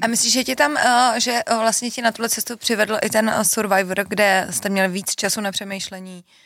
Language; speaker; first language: Czech; native; Czech